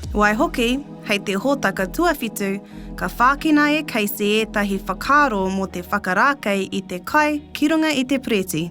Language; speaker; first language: Māori; non-native, local second language; English